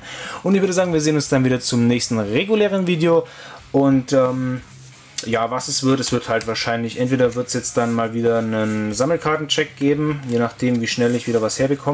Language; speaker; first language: German; native; German